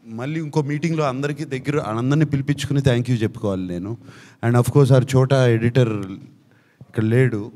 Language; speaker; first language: Telugu; native; Telugu